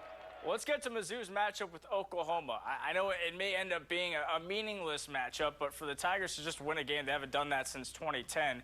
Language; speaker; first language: English; native; English